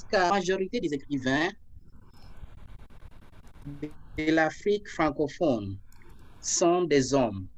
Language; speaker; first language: French; non-native, fluent; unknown